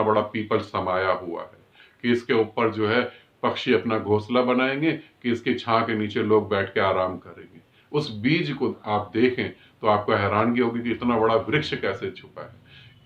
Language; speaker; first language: Hindi; native; Hindi